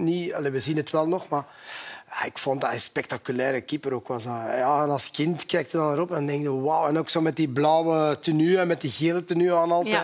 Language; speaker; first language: Dutch; native; Dutch